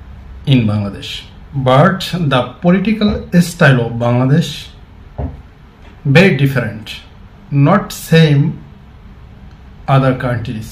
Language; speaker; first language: English; non-native, learner; Bangla